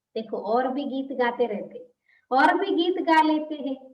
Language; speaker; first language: Hindi; non-native, local second language; Telugu